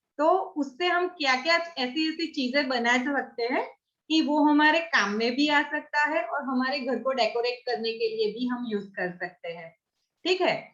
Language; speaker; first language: Hindi; non-native, local second language; Gujarati